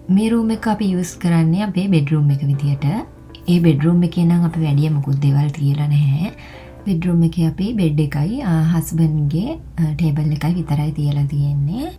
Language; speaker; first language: Sinhala; native; Sinhala